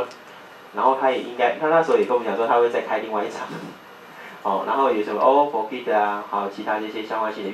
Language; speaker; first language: Chinese; native; Chinese